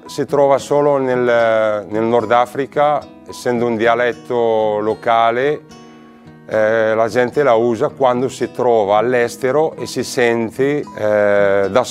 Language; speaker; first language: Italian; non-native, fluent; Arabic